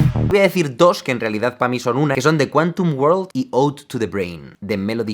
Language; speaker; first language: Spanish; native; Spanish